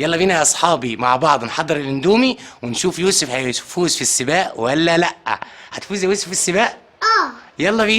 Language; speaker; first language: Arabic; native; Arabic